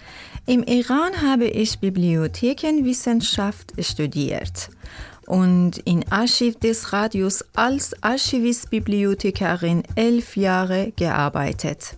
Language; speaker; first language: German; non-native, learner; Persian